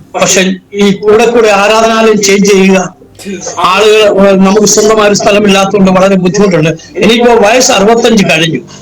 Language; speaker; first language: Malayalam; native; Malayalam